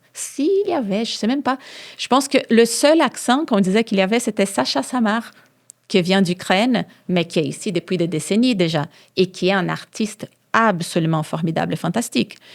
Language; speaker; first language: French; non-native, fluent; Portuguese